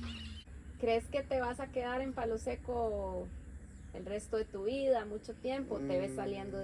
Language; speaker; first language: Spanish; native; Spanish